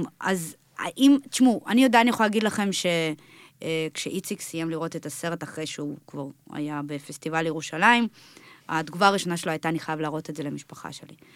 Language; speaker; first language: Hebrew; early bilingual, other home language; Russian